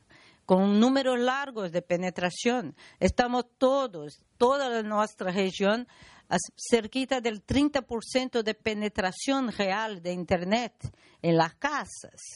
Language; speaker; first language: Spanish; non-native, learner; Portuguese